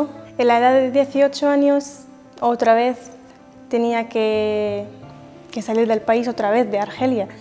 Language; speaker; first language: Spanish; non-native, fluent; Arabic